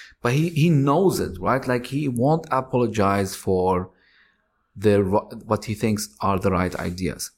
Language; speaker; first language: English; non-native, fluent; Arabic